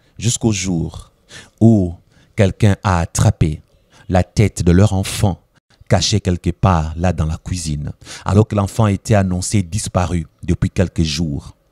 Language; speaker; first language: French; non-native, local second language; Lingala